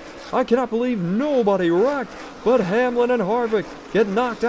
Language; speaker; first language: English; native; English